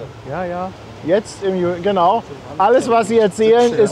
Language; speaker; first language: German; native; German